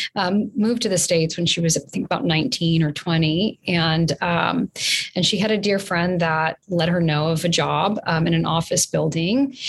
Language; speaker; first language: English; early bilingual, other home language; Spanish